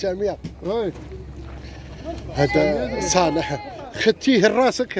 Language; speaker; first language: Arabic; native; Arabic